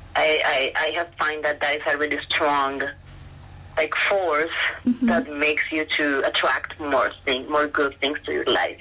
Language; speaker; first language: English; non-native, learner; Spanish